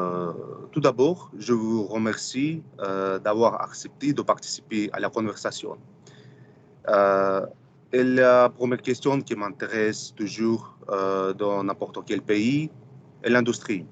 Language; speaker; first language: French; non-native, fluent; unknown